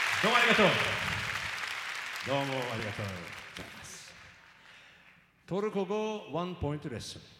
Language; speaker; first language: Japanese; non-native, learner; Turkish